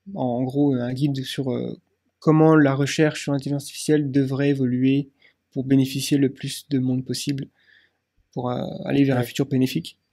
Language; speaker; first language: French; native; French